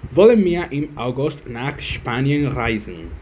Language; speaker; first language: German; non-native, learner; Spanish